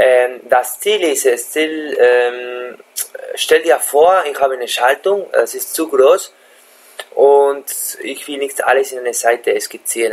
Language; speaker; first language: German; non-native, fluent; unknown